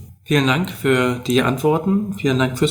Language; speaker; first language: German; native; German